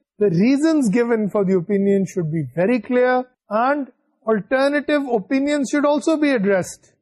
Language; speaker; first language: English; non-native, local second language; Urdu